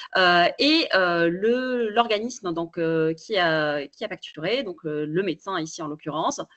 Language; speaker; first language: French; native; French